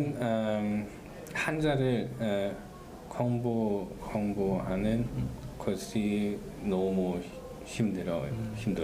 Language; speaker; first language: Korean; non-native, learner; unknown